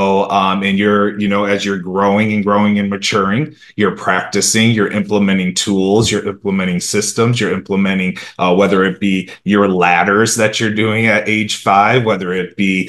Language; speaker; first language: English; early bilingual, other home language; Romanian